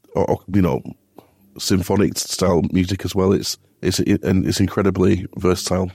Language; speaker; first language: English; native; English